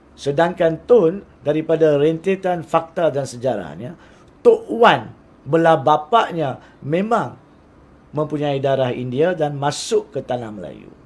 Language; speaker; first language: Malay; native; Malay